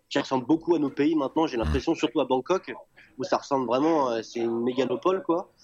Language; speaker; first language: French; native; French